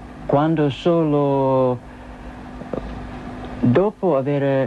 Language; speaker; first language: Italian; non-native, learner; English